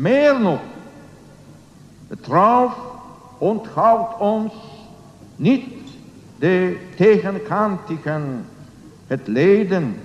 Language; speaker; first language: Dutch; non-native, learner; Polish